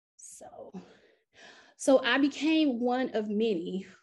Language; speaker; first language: English; native; English